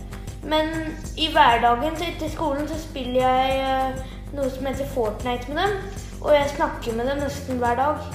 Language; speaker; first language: Norwegian; early bilingual, heritage; Norwegian